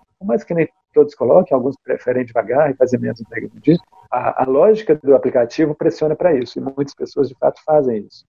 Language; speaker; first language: Portuguese; native; Portuguese